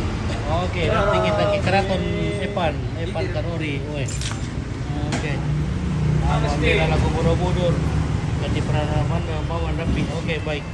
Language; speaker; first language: Indonesian; non-native, local second language; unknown